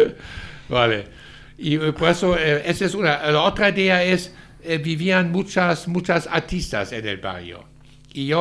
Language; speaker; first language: Spanish; non-native, fluent; German